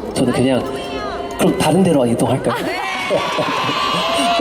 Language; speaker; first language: Korean; non-native, fluent; English